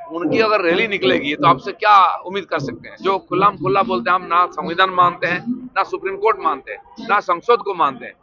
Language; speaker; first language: Hindi; non-native, local second language; Bangla